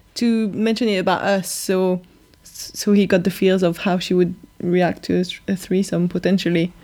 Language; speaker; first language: English; non-native, fluent; French